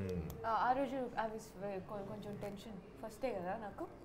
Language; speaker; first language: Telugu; non-native, learner; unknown